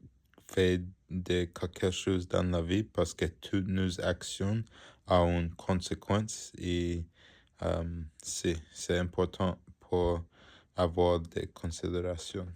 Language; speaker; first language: French; non-native, learner; English